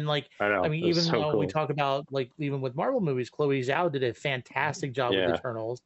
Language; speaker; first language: English; native; English